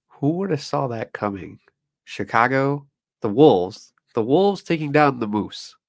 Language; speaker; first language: English; native; English